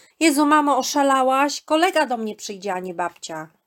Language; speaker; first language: Polish; native; Polish